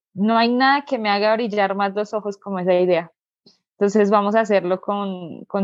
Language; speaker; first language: Spanish; native; Spanish